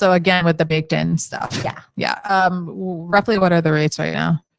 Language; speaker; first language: English; native; English